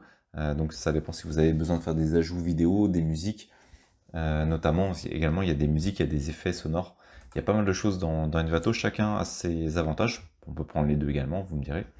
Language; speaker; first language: French; native; French